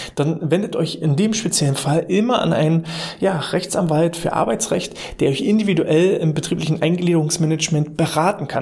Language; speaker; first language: German; native; German